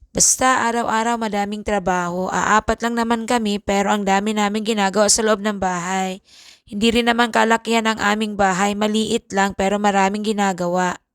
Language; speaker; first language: Filipino; non-native, local second language; Bikol